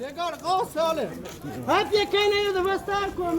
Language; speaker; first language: German; non-native, learner; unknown